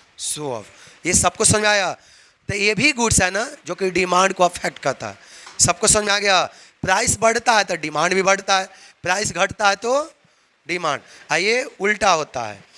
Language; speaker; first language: Hindi; native; Hindi